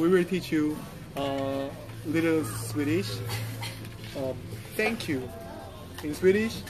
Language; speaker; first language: English; non-native, learner; Korean